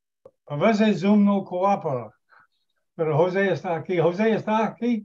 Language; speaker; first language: Spanish; non-native, learner; English